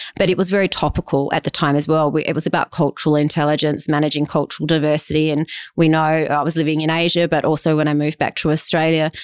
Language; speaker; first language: English; native; English